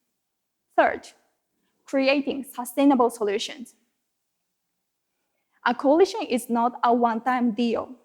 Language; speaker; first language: English; non-native, fluent; Japanese